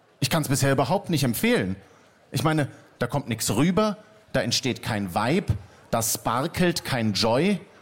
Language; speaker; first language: German; native; German